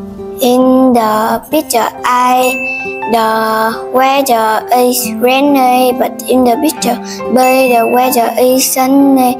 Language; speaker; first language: English; non-native, learner; Vietnamese